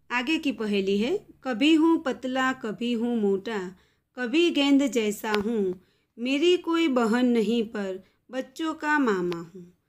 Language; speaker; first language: Hindi; non-native, local second language; Gujarati